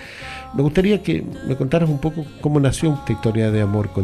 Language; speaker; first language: Spanish; native; Spanish